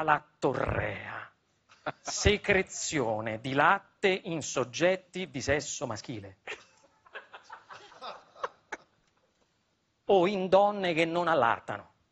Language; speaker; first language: Italian; native; Italian